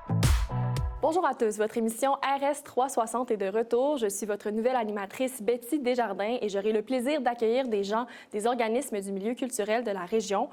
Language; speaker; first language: French; native; French